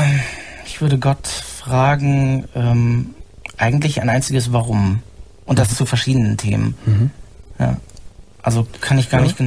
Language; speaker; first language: German; native; German